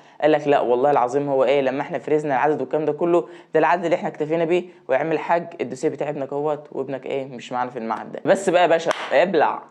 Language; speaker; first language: Egyptian Arabic; native; Egyptian Arabic